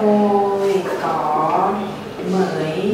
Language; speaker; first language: Vietnamese; non-native, learner; Thai